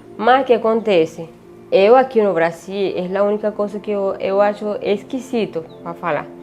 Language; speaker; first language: Portuguese; non-native, learner; Spanish